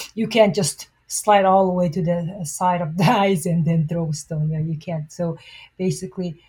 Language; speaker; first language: English; non-native, fluent; Mongolian